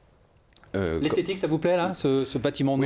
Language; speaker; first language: French; native; French